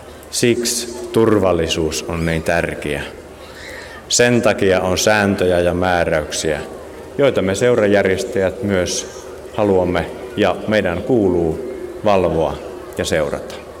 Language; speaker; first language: Finnish; native; Finnish